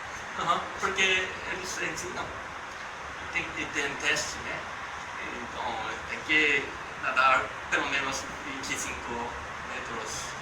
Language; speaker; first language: Portuguese; non-native, learner; Japanese